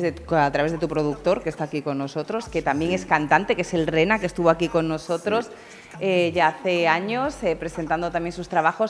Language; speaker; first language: Spanish; native; Spanish